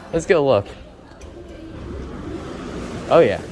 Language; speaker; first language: English; native; English